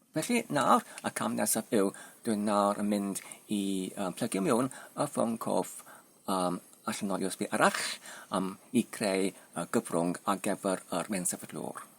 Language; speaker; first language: Welsh; non-native, learner; Polish